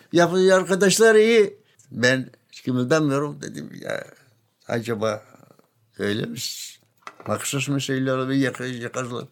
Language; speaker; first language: Turkish; non-native, local second language; Greek